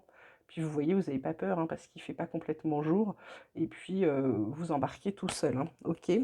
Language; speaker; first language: French; native; French